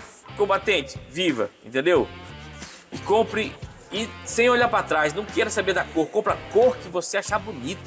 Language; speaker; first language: Portuguese; native; Portuguese